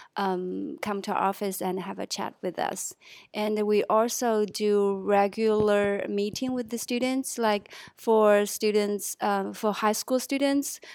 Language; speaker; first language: English; non-native, fluent; Chinese